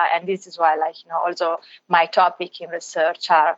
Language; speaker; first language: English; non-native, fluent; Italian